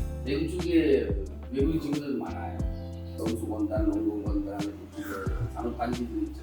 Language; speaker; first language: Korean; non-native, fluent; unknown